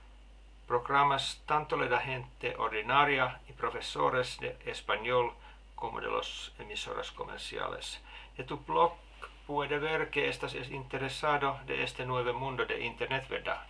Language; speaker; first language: Spanish; non-native, learner; Finnish